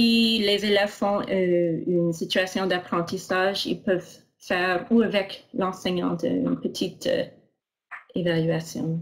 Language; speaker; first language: French; non-native, local second language; English